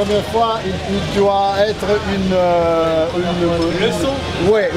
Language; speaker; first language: French; non-native, learner; Italian